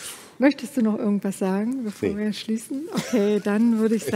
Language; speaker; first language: German; native; German